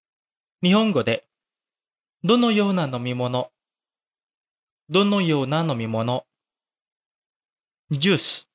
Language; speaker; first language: Japanese; non-native, fluent; Indonesian